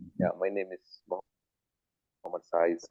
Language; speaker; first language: English; non-native, learner; Tamil